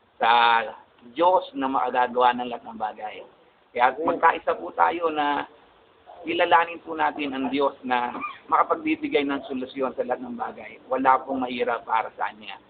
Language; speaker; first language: Filipino; non-native, local second language; Bikol